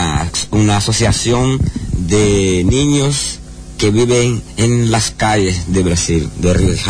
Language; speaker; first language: Spanish; non-native, learner; Portuguese